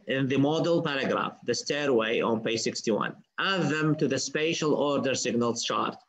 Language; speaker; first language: English; non-native, fluent; Arabic